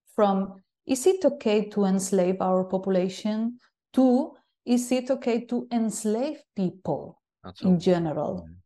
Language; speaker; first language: English; non-native, fluent; Galician